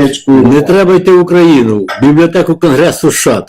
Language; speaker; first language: Ukrainian; native; Ukrainian